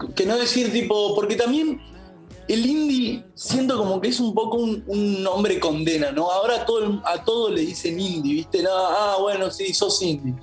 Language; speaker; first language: Spanish; native; Spanish